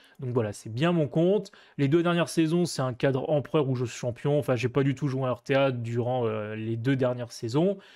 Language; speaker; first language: French; native; French